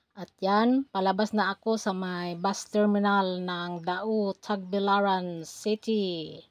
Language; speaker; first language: Filipino; non-native, local second language; Cebuano